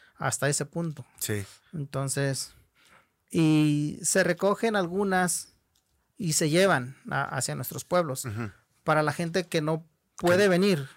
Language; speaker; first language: Spanish; non-native, local second language; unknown